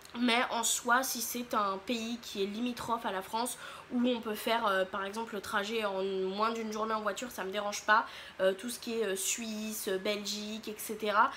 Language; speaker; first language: French; native; French